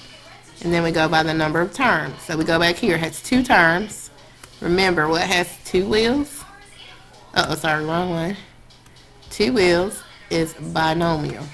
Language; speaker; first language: English; native; English